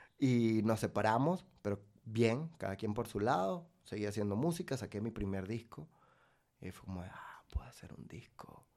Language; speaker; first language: Spanish; native; Spanish